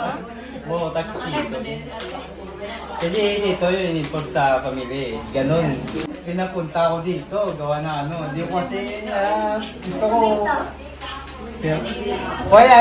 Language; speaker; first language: Filipino; non-native, local second language; Cebuano